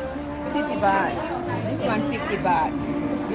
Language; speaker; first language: English; non-native, learner; Thai